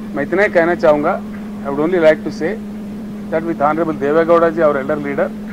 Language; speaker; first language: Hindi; non-native, local second language; Telugu